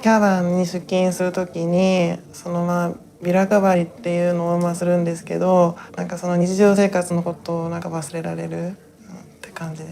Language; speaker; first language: Japanese; native; Japanese